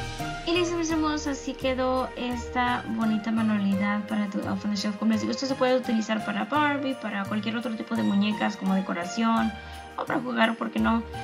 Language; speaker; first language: Spanish; native; Spanish